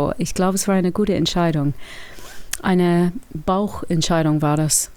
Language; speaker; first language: German; non-native, learner; English